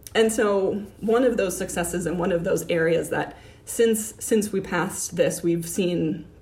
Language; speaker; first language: English; native; English